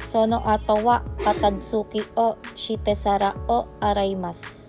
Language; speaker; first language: Japanese; non-native, learner; Filipino